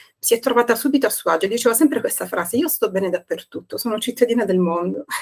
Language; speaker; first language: Italian; native; Italian